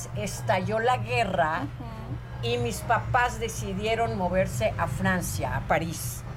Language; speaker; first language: Spanish; non-native, fluent; Hebrew